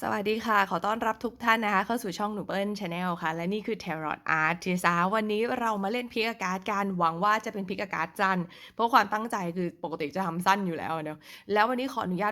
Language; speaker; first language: Thai; native; Thai